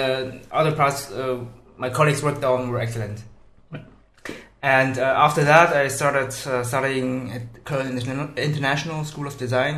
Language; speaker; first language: English; non-native, fluent; Chinese